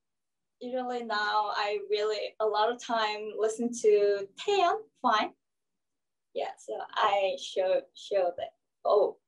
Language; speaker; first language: English; non-native, learner; Korean